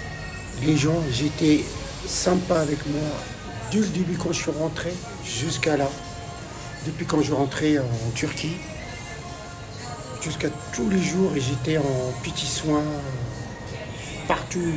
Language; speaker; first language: French; non-native, local second language; Arabic